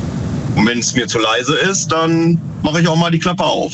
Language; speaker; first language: German; native; German